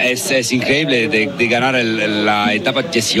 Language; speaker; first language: Spanish; non-native, learner; French